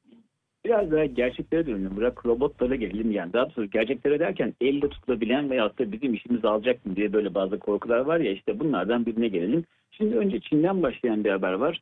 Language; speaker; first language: Turkish; native; Turkish